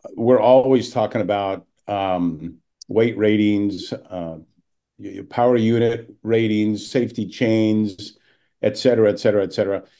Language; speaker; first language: English; native; English